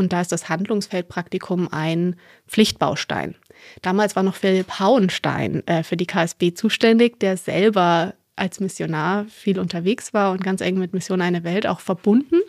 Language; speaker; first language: German; native; German